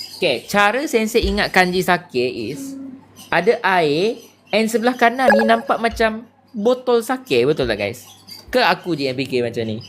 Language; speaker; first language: Malay; native; Malay